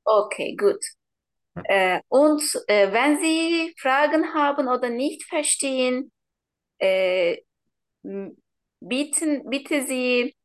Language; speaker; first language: German; non-native, learner; Turkish